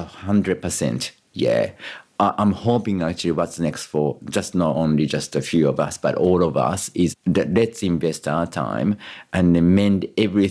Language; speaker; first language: English; non-native, fluent; Japanese